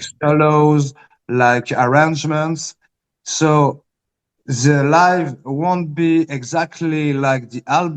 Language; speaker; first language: English; early bilingual, heritage; Spanish